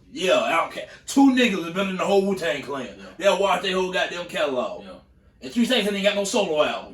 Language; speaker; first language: English; native; English